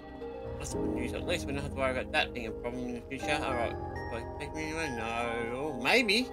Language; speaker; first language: English; native; English